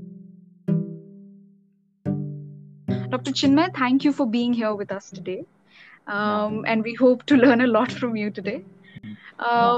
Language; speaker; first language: English; non-native, local second language; Odia